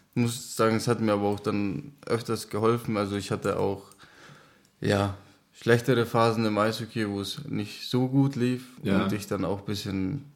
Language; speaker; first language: German; non-native, fluent; Czech